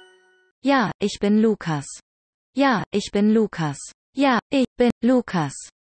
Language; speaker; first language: German; non-native, learner; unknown